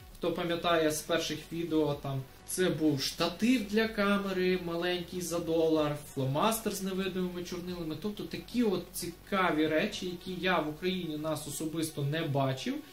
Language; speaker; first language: Ukrainian; non-native, local second language; Russian